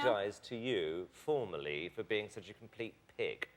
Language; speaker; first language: English; native; English